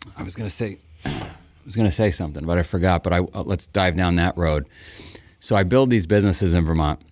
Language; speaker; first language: English; native; English